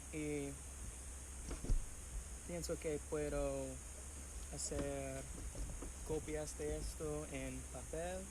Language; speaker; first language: Spanish; non-native, fluent; English